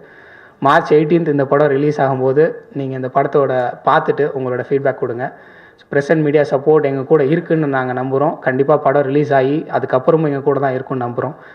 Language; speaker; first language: Tamil; native; Tamil